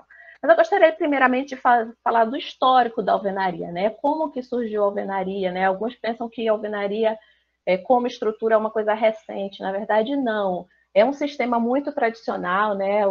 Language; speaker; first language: Portuguese; native; Portuguese